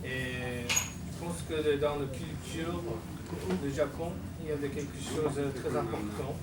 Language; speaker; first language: French; non-native, learner; Japanese